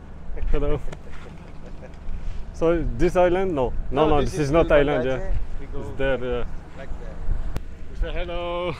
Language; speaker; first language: English; non-native, learner; French